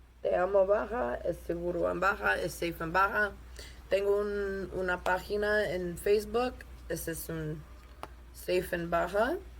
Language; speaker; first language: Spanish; non-native, learner; English